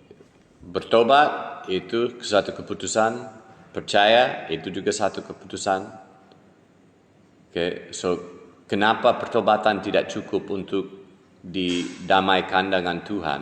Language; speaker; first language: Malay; non-native, fluent; English